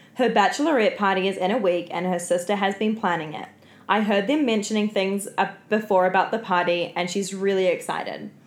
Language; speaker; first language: English; native; English